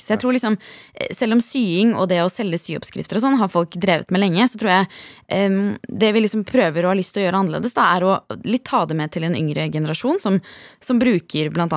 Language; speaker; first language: Norwegian; native; Norwegian